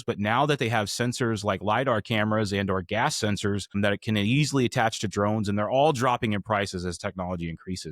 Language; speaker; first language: English; native; English